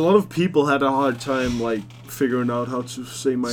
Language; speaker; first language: English; non-native, fluent; Danish